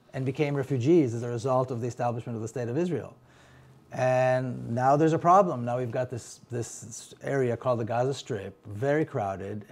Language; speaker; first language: English; non-native, fluent; Hebrew